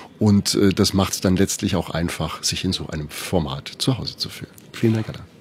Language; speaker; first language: German; native; German